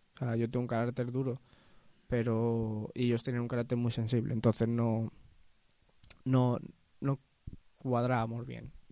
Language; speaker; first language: Spanish; native; Spanish